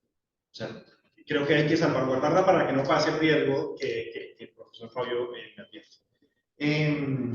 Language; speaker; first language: Spanish; native; Spanish